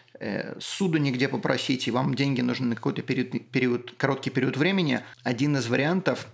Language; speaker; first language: Russian; native; Russian